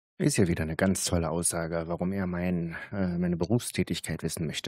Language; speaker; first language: German; native; German